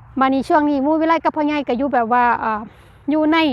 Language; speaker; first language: Thai; non-native, local second language; Lao